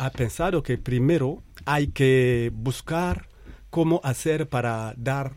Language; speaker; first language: Spanish; non-native, fluent; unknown